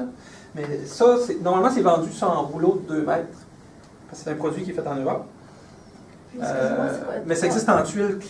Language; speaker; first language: French; native; French